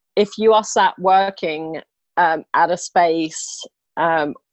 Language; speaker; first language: English; native; English